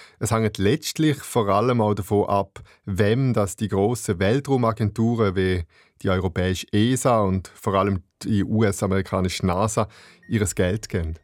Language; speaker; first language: German; native; German